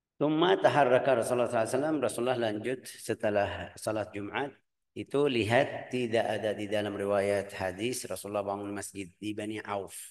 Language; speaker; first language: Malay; non-native, fluent; Arabic